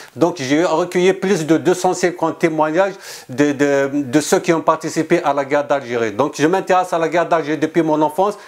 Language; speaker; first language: French; non-native, local second language; Kabyle